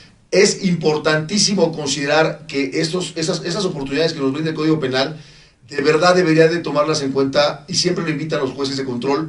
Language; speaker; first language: Spanish; native; Spanish